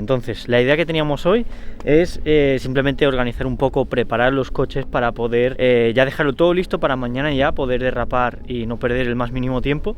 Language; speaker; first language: Spanish; native; Spanish